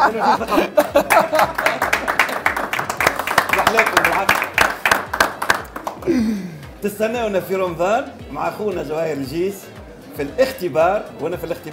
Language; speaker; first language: Arabic; native; Arabic